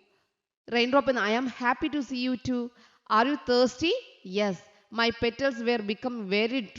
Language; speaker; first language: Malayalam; native; Malayalam